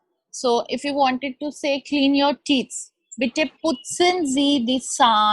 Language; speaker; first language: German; non-native, learner; Hindi